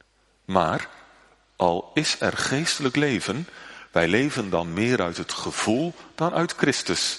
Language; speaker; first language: Dutch; native; Dutch